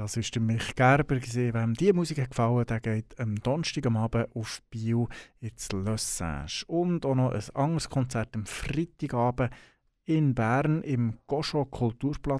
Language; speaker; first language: German; native; German